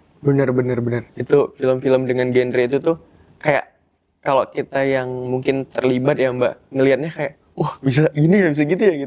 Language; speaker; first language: Indonesian; native; Indonesian